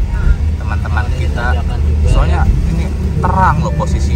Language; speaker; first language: Indonesian; native; Indonesian